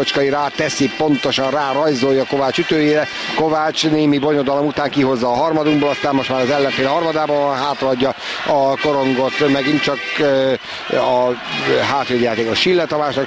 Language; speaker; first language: Hungarian; native; Hungarian